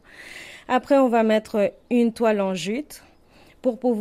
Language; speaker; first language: French; non-native, fluent; Spanish